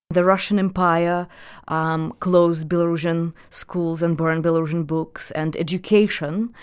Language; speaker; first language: English; non-native, fluent; Russian